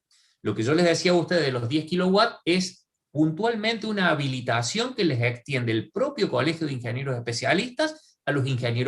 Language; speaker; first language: Spanish; native; Spanish